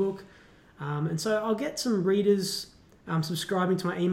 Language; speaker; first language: English; native; English